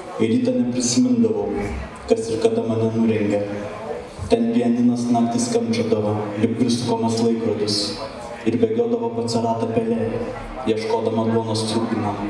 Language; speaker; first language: Lithuanian; native; Lithuanian